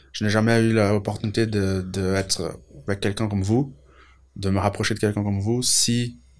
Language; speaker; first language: French; non-native, fluent; Portuguese